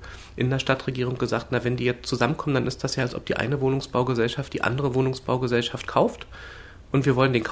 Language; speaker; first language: German; native; German